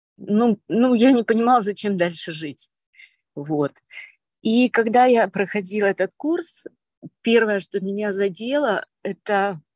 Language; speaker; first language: Russian; native; Russian